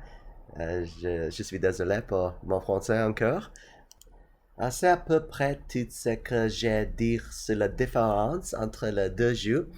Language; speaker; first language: French; non-native, learner; English